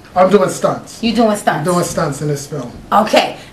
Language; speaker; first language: English; native; English